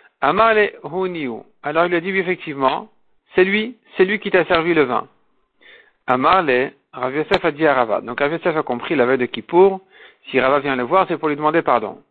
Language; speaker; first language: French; native; French